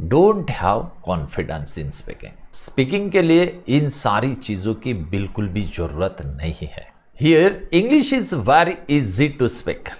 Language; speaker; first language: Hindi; non-native, local second language; Marathi